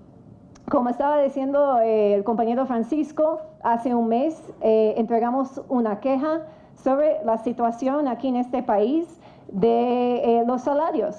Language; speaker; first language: Spanish; non-native, fluent; English